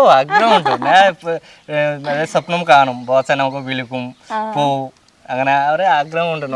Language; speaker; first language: Malayalam; non-native, local second language; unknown